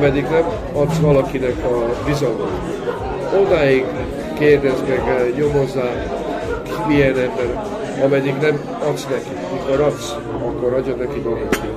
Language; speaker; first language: Hungarian; non-native, local second language; Serbian